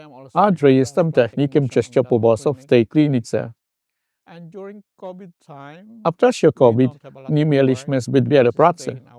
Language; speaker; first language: Polish; non-native, fluent; Filipino